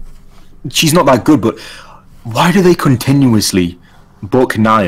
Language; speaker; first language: English; native; English